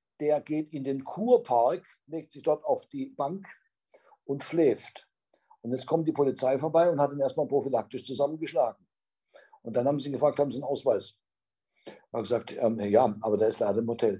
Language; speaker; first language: German; native; German